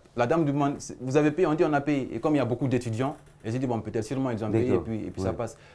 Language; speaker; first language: French; non-native, local second language; Fula